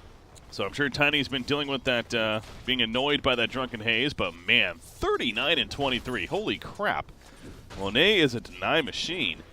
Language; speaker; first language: English; native; English